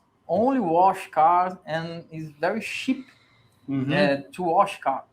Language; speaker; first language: English; non-native, learner; Portuguese